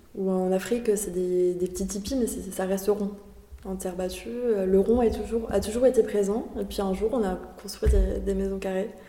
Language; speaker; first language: French; early bilingual, other home language; Spanish